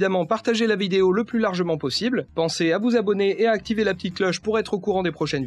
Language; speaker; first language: French; native; French